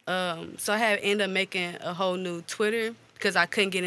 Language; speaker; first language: English; native; English